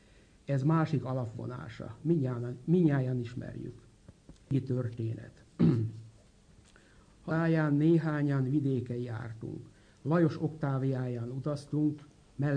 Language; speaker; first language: Hungarian; native; Hungarian